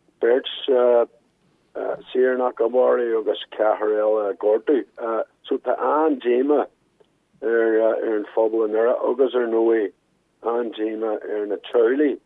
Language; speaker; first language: Irish; non-native, local second language; English